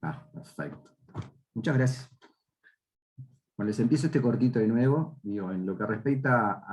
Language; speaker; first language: Spanish; native; Spanish